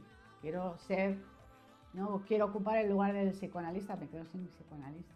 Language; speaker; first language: Spanish; native; Spanish